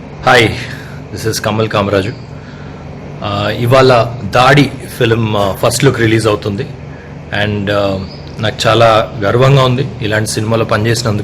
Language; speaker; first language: Telugu; native; Telugu